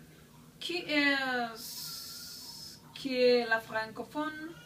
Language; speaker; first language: French; non-native, learner; Spanish